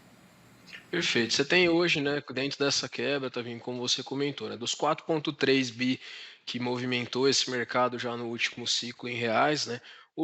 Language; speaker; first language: Portuguese; native; Portuguese